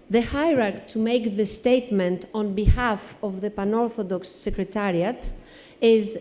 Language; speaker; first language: English; non-native, fluent; Greek